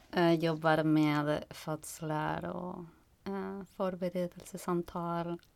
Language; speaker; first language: Swedish; non-native, fluent; Spanish